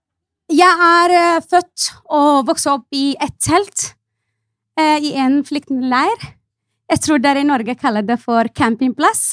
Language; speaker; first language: Norwegian; non-native, fluent; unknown